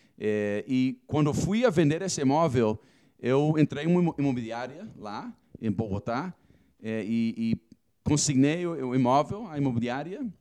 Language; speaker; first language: Portuguese; non-native, fluent; English